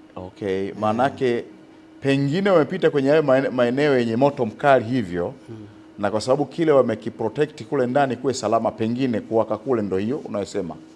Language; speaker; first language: Swahili; native; Swahili